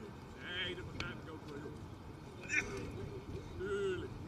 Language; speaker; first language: Dutch; native; Dutch